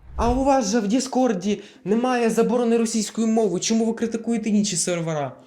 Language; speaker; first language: Ukrainian; non-native, local second language; Russian